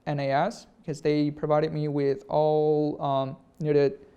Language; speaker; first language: English; non-native, fluent; Russian